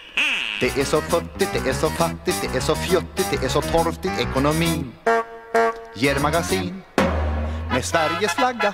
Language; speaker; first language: Swedish; native; Swedish